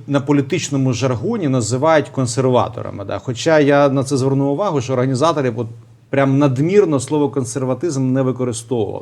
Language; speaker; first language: Ukrainian; native; Ukrainian